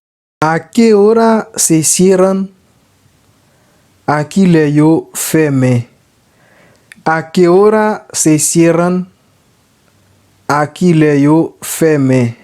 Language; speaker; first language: Spanish; non-native, learner; Haitian Creole